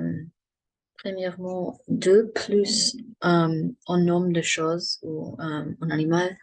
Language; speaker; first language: French; non-native, learner; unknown